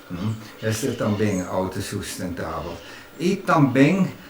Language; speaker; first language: Portuguese; non-native, fluent; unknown